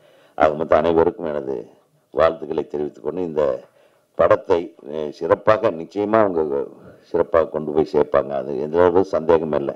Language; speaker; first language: Tamil; native; Tamil